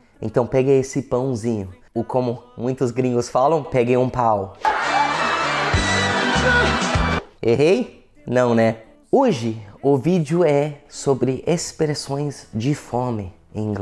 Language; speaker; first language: Portuguese; non-native, fluent; English